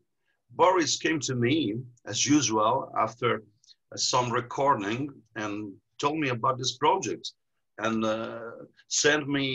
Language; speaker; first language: English; non-native, learner; Italian